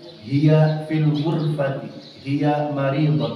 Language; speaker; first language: Arabic; non-native, fluent; Indonesian